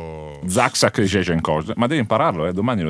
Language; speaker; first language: Italian; native; Italian